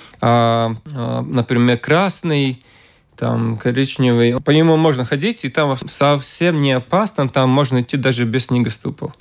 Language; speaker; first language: Russian; non-native, local second language; Latvian